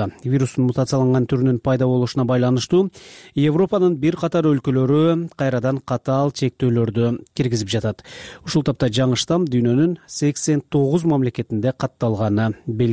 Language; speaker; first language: Kyrgyz; native; Kyrgyz